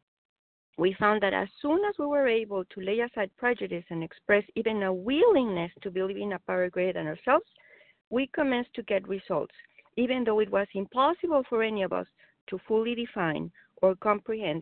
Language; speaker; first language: English; non-native, fluent; Spanish